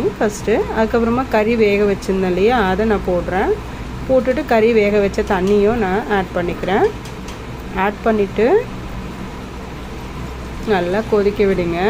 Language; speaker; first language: Tamil; native; Tamil